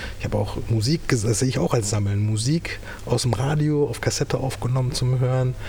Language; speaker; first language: German; early bilingual, other home language; Turkish